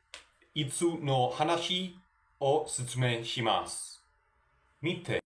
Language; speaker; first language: Japanese; non-native, learner; Spanish